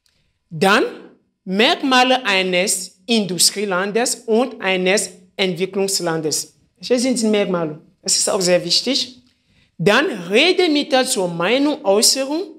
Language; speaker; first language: German; non-native, fluent; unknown